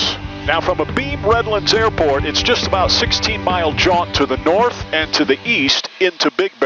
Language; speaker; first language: English; native; English